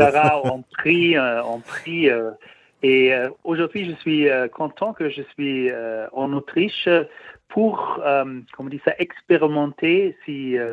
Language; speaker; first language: French; non-native, learner; German